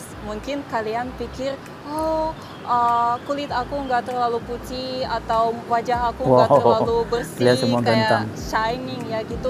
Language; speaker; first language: Indonesian; non-native, fluent; Russian